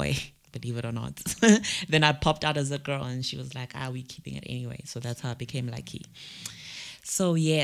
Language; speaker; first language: English; non-native, local second language; Zulu